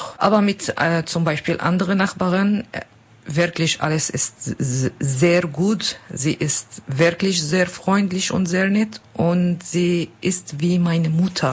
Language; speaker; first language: German; non-native, learner; Kurdish